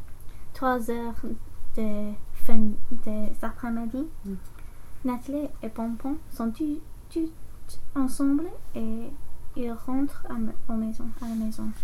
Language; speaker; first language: French; non-native, learner; English